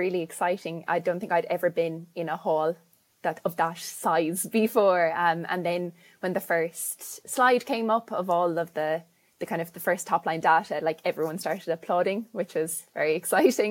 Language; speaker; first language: English; native; English